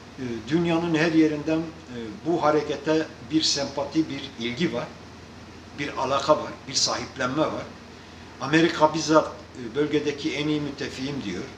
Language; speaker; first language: Turkish; non-native, local second language; Kurdish